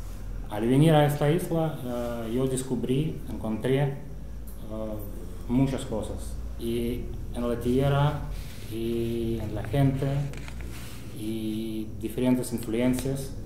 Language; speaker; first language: Spanish; non-native, fluent; Russian